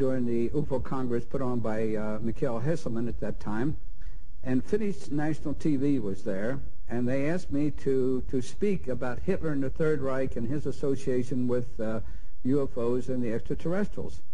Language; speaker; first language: English; native; English